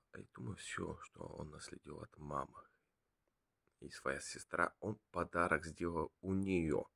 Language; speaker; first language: Russian; non-native, learner; Bulgarian